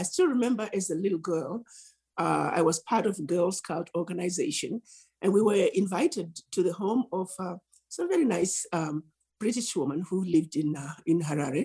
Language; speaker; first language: English; non-native, local second language; Shona